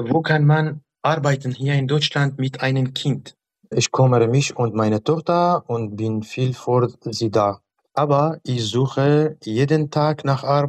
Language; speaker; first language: German; non-native, learner; Arabic